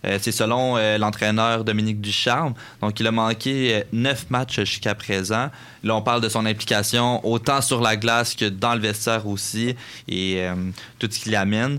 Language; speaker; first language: French; native; French